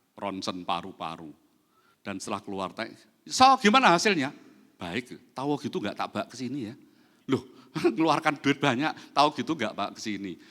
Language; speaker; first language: Indonesian; non-native, local second language; Javanese